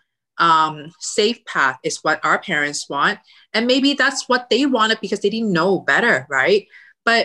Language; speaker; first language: English; early bilingual, other home language; Cantonese